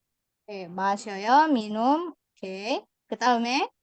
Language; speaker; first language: Korean; non-native, fluent; Indonesian